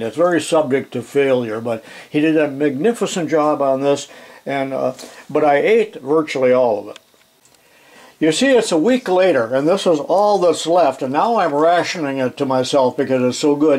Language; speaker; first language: English; native; English